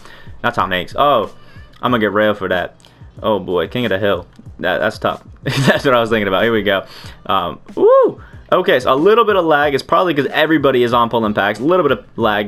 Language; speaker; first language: English; native; English